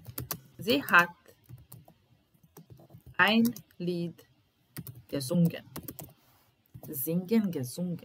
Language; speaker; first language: German; non-native, fluent; Serbian